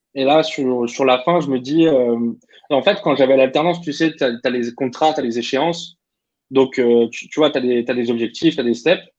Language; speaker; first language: French; native; French